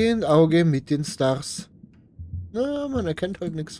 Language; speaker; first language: German; native; German